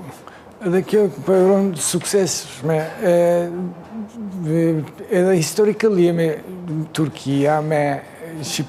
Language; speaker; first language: Albanian; early bilingual, heritage; Turkish